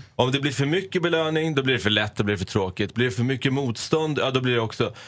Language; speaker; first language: Swedish; non-native, fluent; Persian